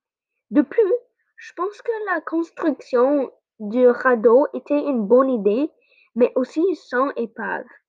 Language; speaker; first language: French; non-native, learner; English